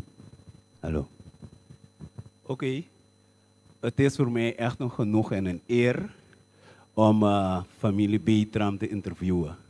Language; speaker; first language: Dutch; non-native, local second language; Papiamento